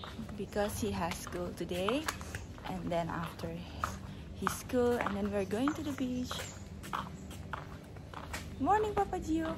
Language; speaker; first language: English; non-native, learner; Indonesian